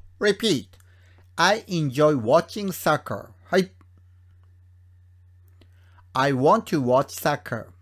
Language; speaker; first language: English; non-native, fluent; Japanese